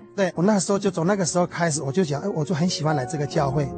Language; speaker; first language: Chinese; native; Chinese